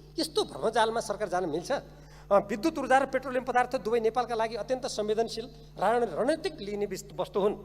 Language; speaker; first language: Nepali; native; Nepali